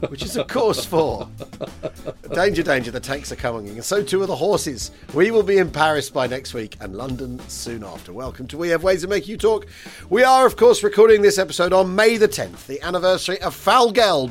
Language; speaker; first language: English; native; English